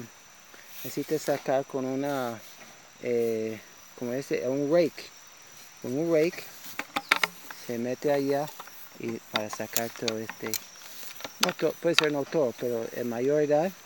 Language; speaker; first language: Spanish; non-native, learner; English